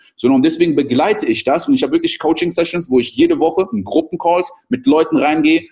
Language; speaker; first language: German; early bilingual, other home language; French